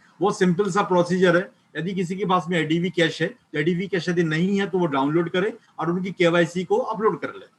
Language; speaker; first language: Hindi; native; Hindi